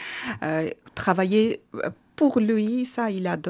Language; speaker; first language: French; non-native, learner; Armenian